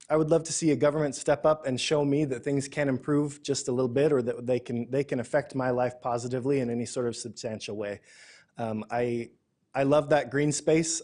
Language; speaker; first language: English; native; English